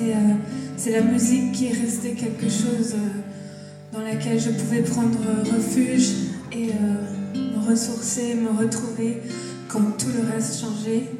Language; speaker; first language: French; early bilingual, other home language; English